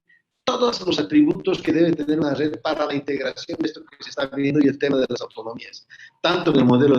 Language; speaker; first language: Spanish; native; Spanish